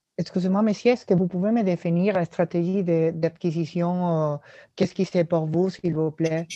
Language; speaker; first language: French; non-native, learner; Spanish